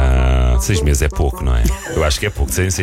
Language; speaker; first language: Portuguese; native; Portuguese